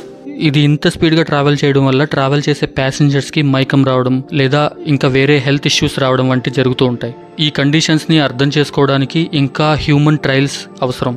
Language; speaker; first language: Telugu; native; Telugu